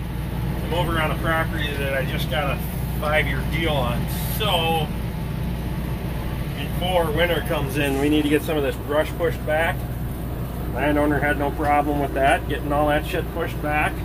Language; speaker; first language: English; native; English